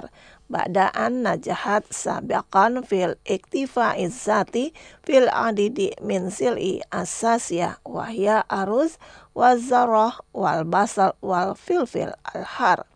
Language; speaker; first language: Arabic; non-native, fluent; Indonesian